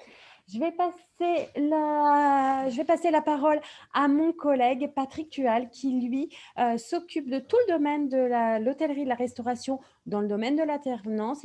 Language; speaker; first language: French; native; French